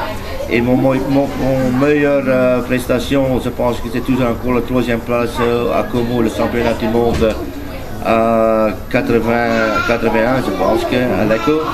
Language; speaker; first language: French; non-native, learner; Dutch